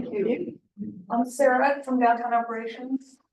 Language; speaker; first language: English; native; English